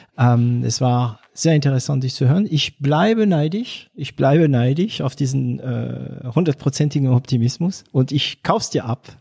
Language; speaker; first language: German; non-native, fluent; French